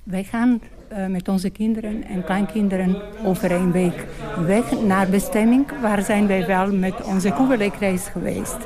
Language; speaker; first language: Dutch; non-native, learner; Bosnian